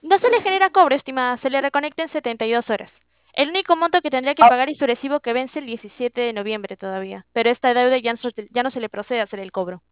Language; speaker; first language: Spanish; native; Spanish